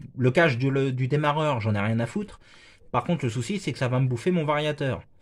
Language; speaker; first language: French; native; French